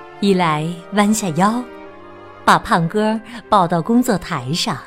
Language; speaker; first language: Chinese; native; Chinese